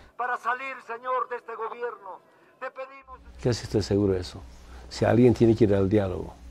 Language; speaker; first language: Spanish; non-native, local second language; Aymara